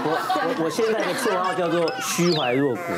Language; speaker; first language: Chinese; native; Chinese